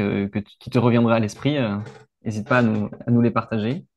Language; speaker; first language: French; native; French